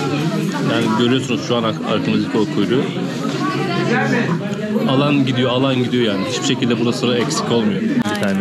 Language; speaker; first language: Turkish; native; Turkish